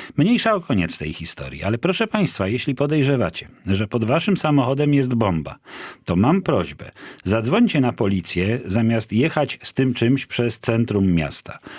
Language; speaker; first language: Polish; native; Polish